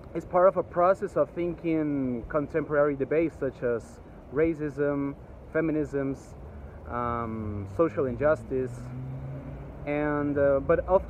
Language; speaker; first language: English; early bilingual, other home language; Spanish